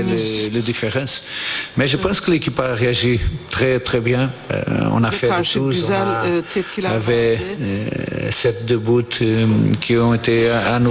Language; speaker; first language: French; non-native, learner; Portuguese